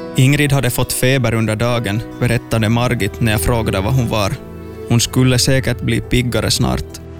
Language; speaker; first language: Swedish; native; Swedish